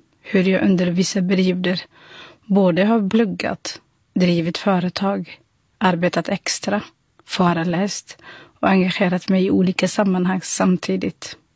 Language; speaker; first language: Swedish; non-native, fluent; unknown